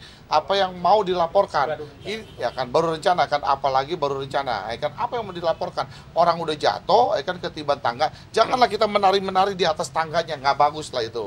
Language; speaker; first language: Indonesian; native; Indonesian